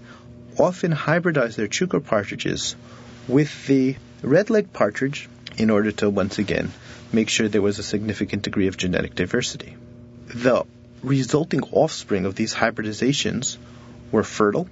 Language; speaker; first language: English; native; English